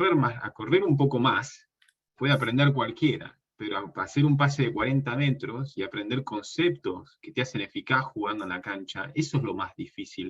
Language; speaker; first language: Spanish; native; Spanish